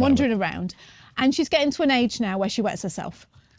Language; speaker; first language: English; native; English